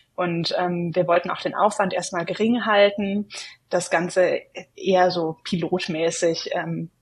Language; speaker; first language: German; native; German